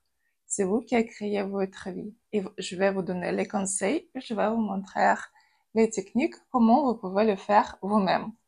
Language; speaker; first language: French; non-native, fluent; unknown